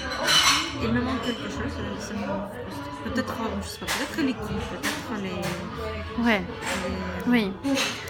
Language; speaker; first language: French; non-native, fluent; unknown